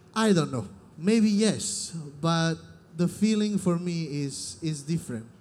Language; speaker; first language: English; non-native, fluent; Italian